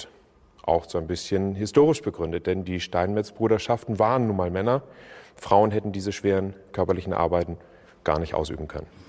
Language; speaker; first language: German; native; German